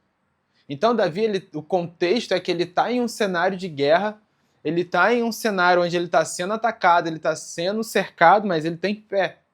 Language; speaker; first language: Portuguese; native; Portuguese